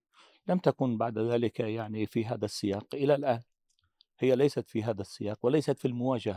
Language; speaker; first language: Arabic; native; Arabic